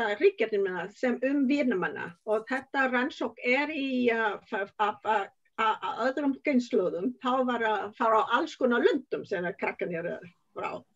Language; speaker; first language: Icelandic; non-native, learner; Vietnamese